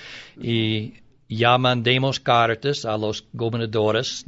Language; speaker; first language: Spanish; non-native, learner; English